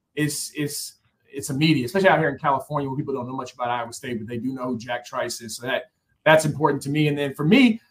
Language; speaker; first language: English; native; English